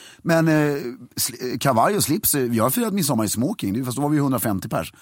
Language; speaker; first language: Swedish; native; Swedish